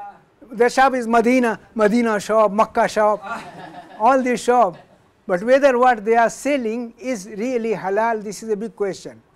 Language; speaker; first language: English; non-native, fluent; Urdu